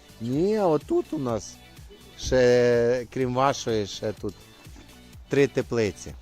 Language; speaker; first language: Ukrainian; native; Ukrainian